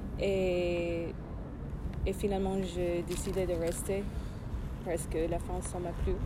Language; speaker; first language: French; non-native, fluent; English